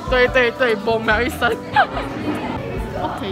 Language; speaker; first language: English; non-native, local second language; Chinese